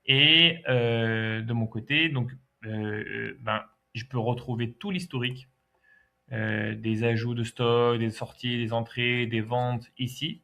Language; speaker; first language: French; native; French